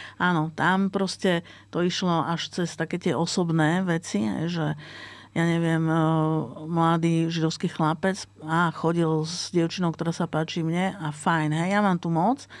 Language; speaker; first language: Slovak; native; Slovak